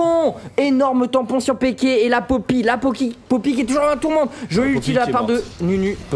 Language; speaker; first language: French; native; French